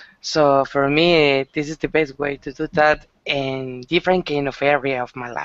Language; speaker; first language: English; non-native, learner; Spanish